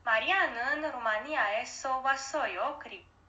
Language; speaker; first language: Korean; non-native, learner; Romanian